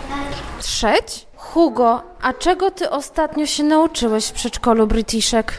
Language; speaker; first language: Polish; native; Polish